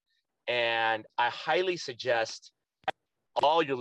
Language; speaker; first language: English; native; English